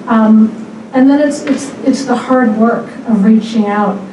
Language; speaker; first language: English; native; English